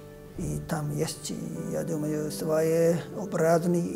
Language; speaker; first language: Russian; non-native, fluent; Japanese